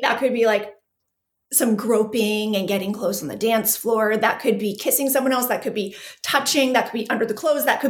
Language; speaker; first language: English; native; English